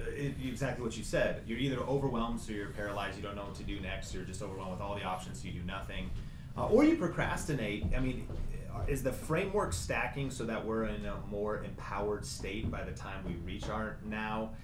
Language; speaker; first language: English; native; English